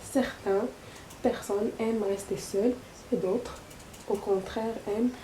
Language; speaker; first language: French; non-native, local second language; Arabic